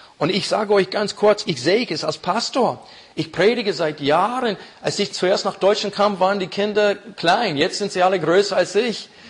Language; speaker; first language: German; non-native, fluent; English